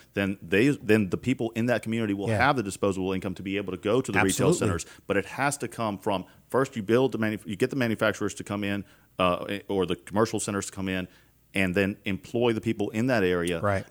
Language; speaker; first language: English; native; English